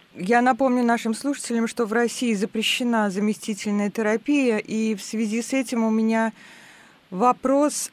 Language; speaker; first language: Russian; native; Russian